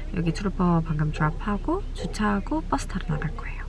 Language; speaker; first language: Korean; native; Korean